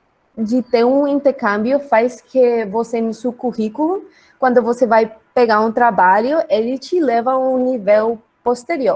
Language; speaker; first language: Portuguese; non-native, learner; Spanish